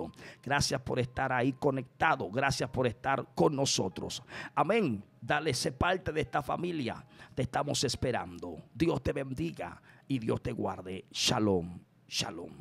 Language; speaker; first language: Spanish; native; Spanish